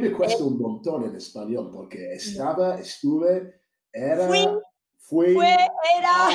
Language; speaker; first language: Spanish; non-native, fluent; English